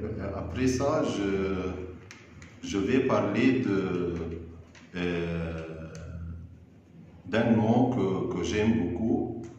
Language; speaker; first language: French; non-native, fluent; Arabic